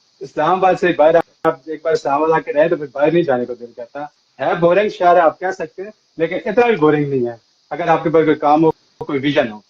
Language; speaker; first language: Urdu; non-native, local second language; Northern Hindko